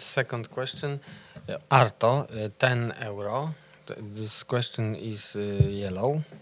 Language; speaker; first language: English; non-native, learner; Polish